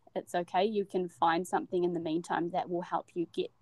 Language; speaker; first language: English; native; English